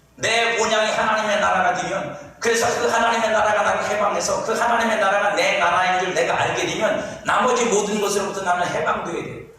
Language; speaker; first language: Korean; native; Korean